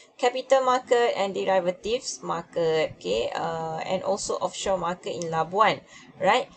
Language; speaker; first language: English; non-native, local second language; Malay